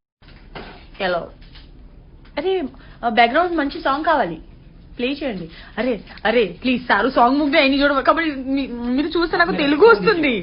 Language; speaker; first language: Telugu; non-native, learner; Gujarati